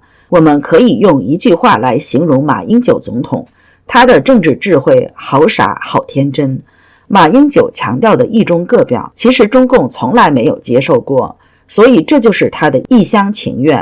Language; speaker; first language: Chinese; native; Chinese